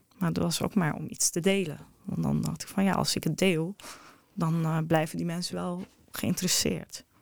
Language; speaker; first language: Dutch; early bilingual, other home language; Arabic